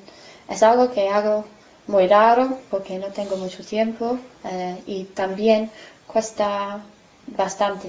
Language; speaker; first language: Spanish; non-native, fluent; English